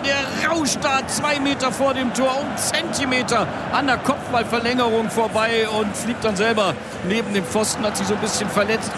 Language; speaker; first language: German; native; German